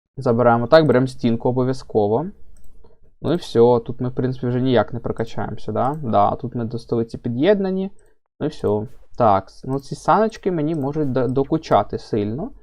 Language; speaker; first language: Ukrainian; non-native, local second language; Russian